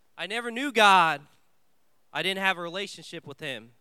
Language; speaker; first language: English; early bilingual, other home language; Vietnamese